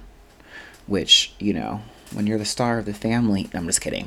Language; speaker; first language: English; native; English